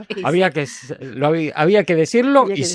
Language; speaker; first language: Spanish; native; Spanish